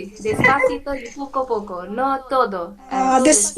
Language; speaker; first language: Spanish; non-native, learner; Bangla